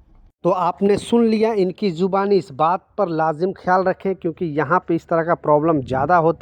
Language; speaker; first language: Hindi; native; Hindi